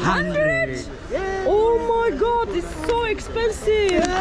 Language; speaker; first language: English; non-native, learner; Turkish